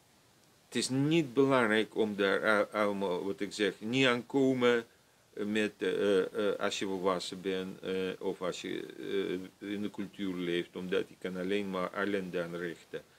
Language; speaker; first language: Dutch; non-native, fluent; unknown